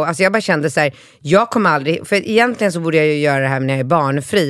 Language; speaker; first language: Swedish; native; Swedish